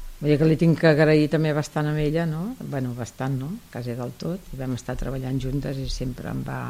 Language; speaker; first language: Catalan; native; Catalan